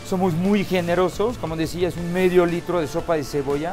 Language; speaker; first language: Spanish; non-native, fluent; French